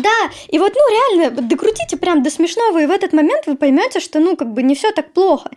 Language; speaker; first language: Russian; native; Russian